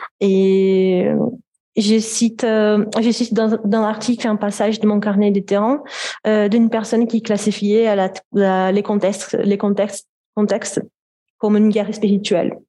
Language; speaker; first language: French; non-native, fluent; Portuguese